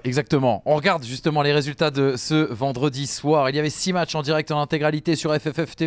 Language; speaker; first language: French; native; French